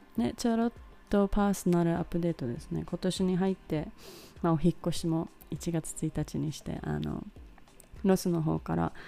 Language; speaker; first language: Japanese; early bilingual, heritage; Japanese